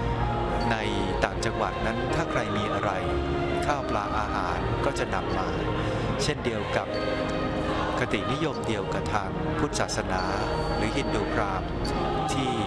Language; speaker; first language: Thai; native; Thai